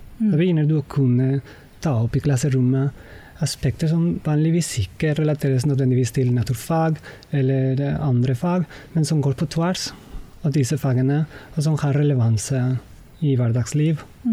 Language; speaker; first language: Norwegian; non-native, fluent; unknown